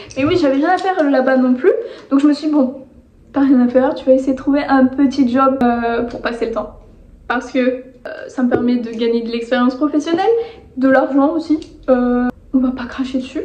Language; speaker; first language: French; native; French